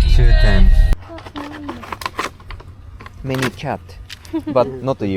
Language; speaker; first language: English; non-native, learner; Japanese